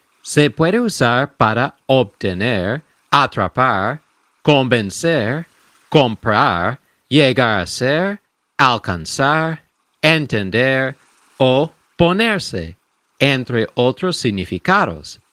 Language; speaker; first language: Spanish; native; Spanish